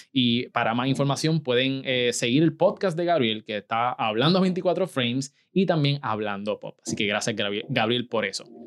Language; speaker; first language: Spanish; native; Spanish